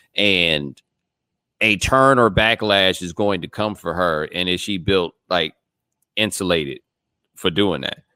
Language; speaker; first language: English; native; English